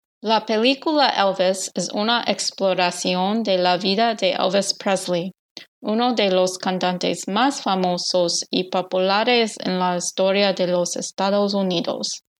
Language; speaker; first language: Spanish; non-native, learner; English